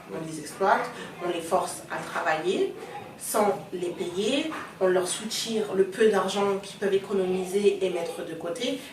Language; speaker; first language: French; native; French